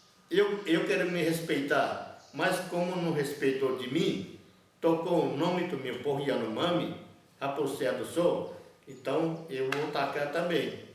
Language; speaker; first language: Portuguese; non-native, local second language; Yanomámi